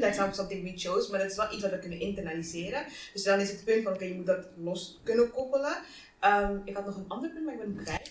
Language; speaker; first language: Dutch; early bilingual, other home language; Kinyarwanda